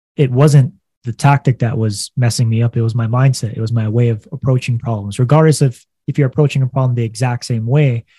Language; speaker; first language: English; native; English